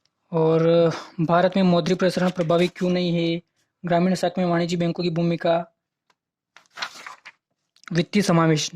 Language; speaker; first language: Hindi; native; Hindi